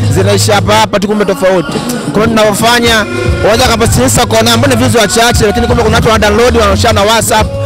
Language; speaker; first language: Swahili; non-native, fluent; English